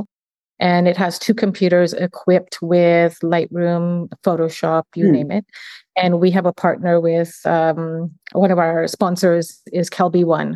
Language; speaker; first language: English; early bilingual, other home language; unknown